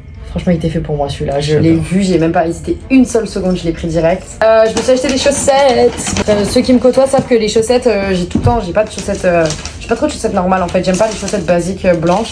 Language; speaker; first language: French; native; French